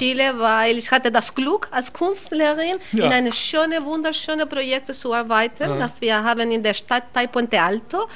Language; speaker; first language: German; non-native, learner; Spanish